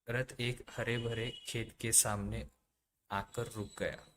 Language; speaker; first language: Hindi; non-native, local second language; Marathi